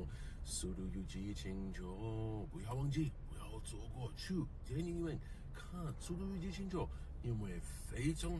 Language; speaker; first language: Chinese; non-native, learner; English